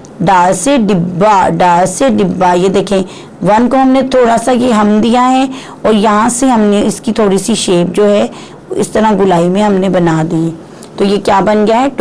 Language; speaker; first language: Urdu; non-native, local second language; Punjabi